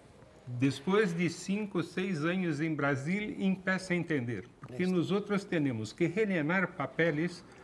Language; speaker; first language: Spanish; non-native, fluent; Portuguese